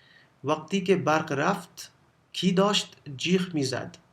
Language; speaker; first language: Persian; non-native, fluent; Urdu